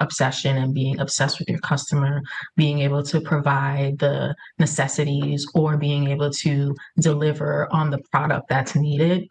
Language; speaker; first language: English; early bilingual, other home language; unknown